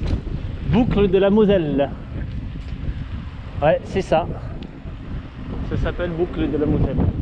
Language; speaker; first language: French; native; French